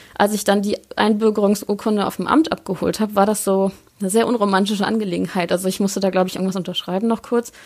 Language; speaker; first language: German; early bilingual, other home language; Polish